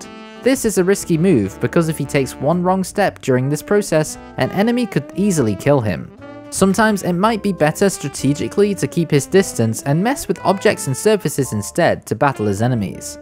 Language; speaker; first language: English; native; English